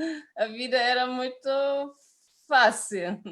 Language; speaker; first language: Portuguese; non-native, fluent; German